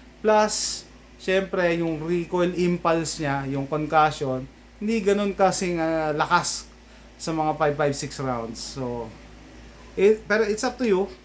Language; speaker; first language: Filipino; native; Filipino